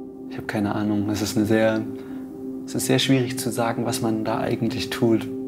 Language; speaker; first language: German; native; German